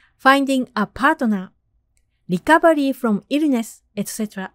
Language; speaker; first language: English; non-native, fluent; Japanese